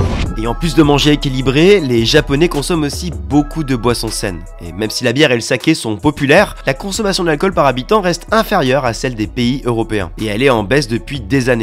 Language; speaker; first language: French; native; French